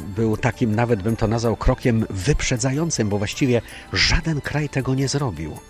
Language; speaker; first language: Polish; native; Polish